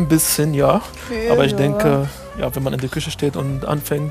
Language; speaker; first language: German; non-native, fluent; Arabic